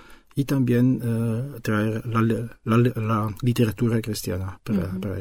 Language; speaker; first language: Spanish; non-native, fluent; French